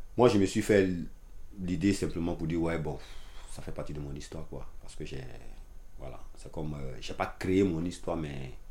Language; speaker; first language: French; non-native, local second language; Dyula